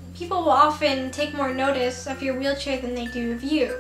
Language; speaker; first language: English; native; English